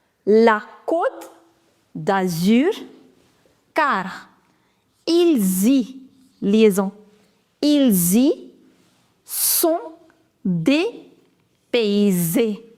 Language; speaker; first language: French; non-native, fluent; Hindi